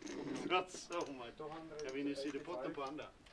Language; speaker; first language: Swedish; native; Swedish